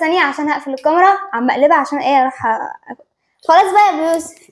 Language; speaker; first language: Arabic; native; Arabic